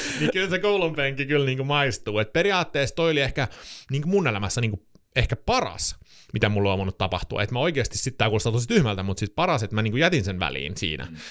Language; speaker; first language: Finnish; early bilingual, heritage; Finnish